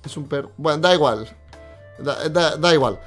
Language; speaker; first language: Spanish; native; Spanish